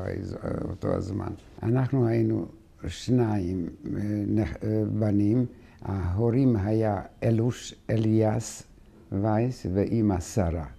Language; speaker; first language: Hebrew; non-native, fluent; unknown